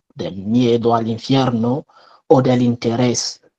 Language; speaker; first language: Spanish; non-native, fluent; French